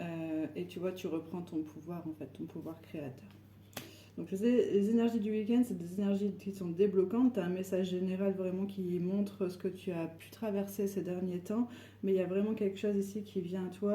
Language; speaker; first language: French; native; French